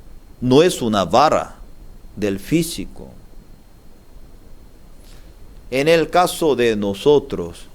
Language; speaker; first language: Spanish; non-native, learner; Korean